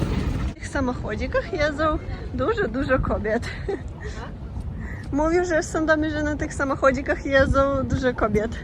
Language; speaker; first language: Polish; non-native, learner; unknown